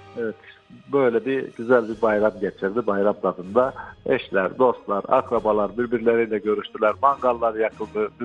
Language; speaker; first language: Turkish; native; Turkish